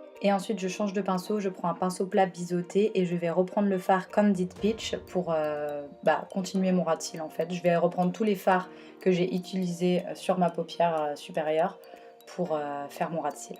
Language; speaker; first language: French; native; French